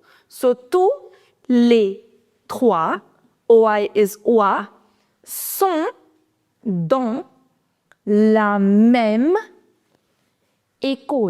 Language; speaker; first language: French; non-native, fluent; Hindi